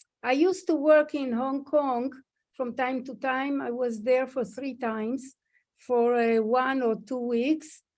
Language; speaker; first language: English; non-native, fluent; Hebrew